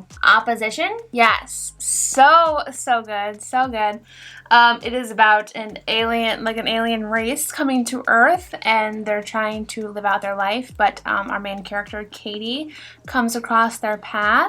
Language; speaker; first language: English; native; English